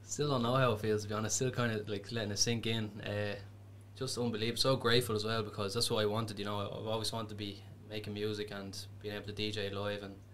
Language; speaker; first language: English; native; English